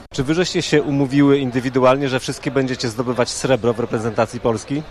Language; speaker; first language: Polish; native; Polish